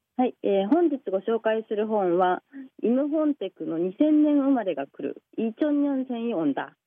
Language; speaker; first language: Japanese; native; Japanese